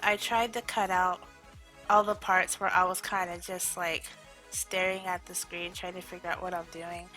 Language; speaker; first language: English; native; English